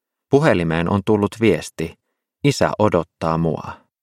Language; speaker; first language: Finnish; native; Finnish